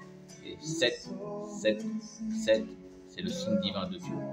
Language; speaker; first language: French; native; French